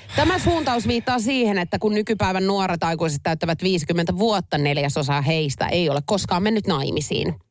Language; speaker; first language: Finnish; native; Finnish